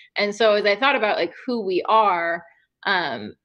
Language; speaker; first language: English; native; English